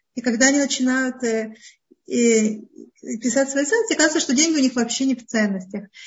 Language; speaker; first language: Russian; early bilingual, heritage; Russian